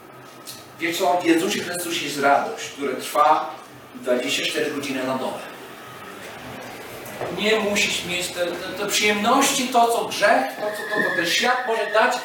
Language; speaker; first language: Polish; non-native, fluent; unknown